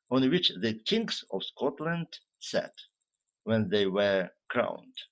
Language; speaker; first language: English; non-native, fluent; Ukrainian